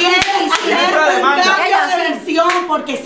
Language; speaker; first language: Spanish; native; Spanish